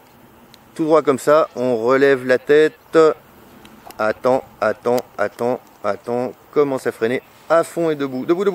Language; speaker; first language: French; native; French